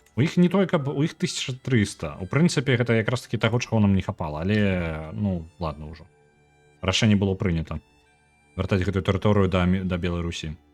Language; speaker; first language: Belarusian; non-native, local second language; Russian